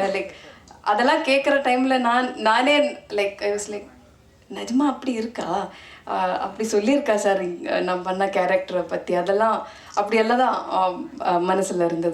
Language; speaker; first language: Tamil; non-native, fluent; Malayalam